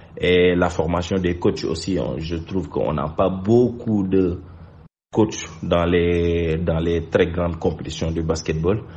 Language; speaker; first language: French; non-native, local second language; Wolof